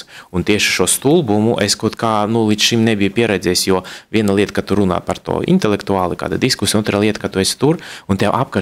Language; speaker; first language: Latvian; non-native, local second language; Russian